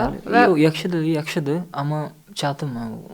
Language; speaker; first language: Azerbaijani; non-native, learner; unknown